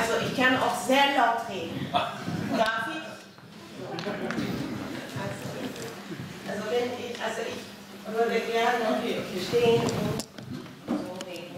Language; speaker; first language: German; non-native, fluent; Persian